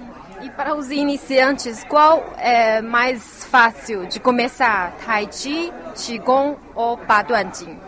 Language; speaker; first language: Portuguese; non-native, fluent; Chinese